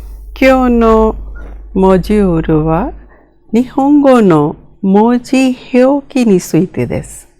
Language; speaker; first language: Japanese; non-native, fluent; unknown